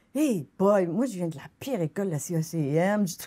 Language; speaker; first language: French; native; French